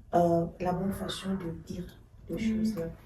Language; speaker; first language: French; non-native, fluent; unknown